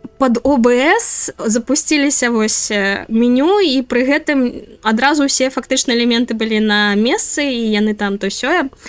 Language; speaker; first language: Belarusian; non-native, local second language; Russian